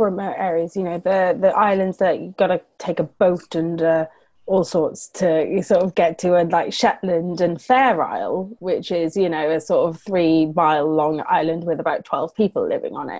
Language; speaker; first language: English; native; English